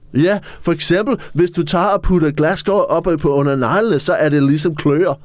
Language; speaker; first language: Danish; non-native, fluent; English